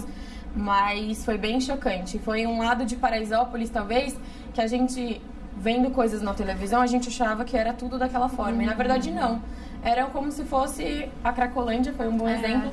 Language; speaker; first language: Portuguese; native; Portuguese